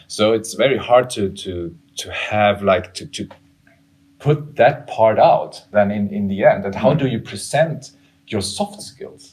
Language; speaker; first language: English; non-native, fluent; German